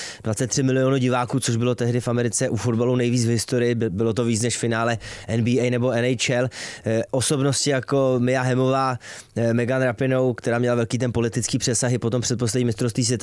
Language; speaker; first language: Czech; native; Czech